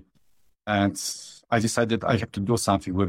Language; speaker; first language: English; non-native, fluent; Polish